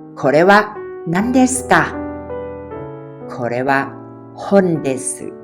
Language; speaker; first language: Japanese; non-native, fluent; Thai